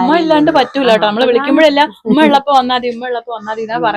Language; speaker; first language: Malayalam; native; Malayalam